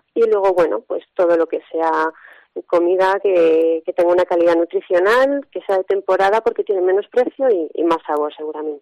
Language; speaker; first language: Spanish; native; Spanish